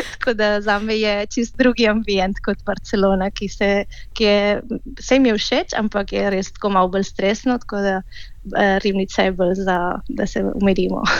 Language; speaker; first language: Slovenian; early bilingual, heritage; Slovenian